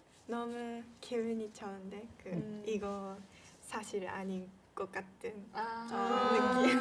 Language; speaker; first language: Korean; non-native, learner; Japanese